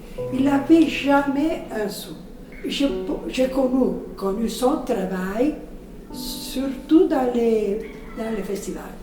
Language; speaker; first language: French; non-native, fluent; Italian